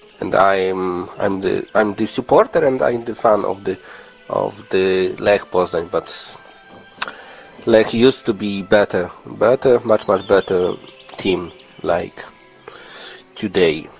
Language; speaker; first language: English; non-native, learner; Polish